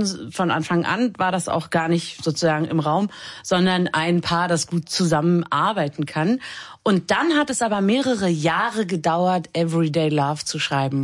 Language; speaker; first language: German; native; German